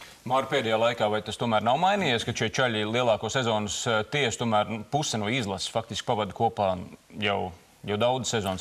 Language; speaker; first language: Latvian; native; Latvian